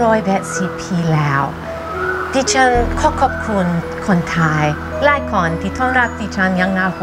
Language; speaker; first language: Thai; non-native, fluent; English